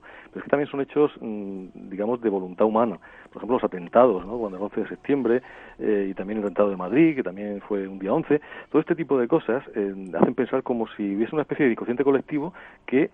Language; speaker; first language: Spanish; native; Spanish